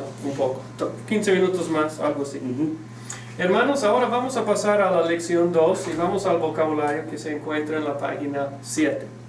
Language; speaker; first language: Spanish; non-native, fluent; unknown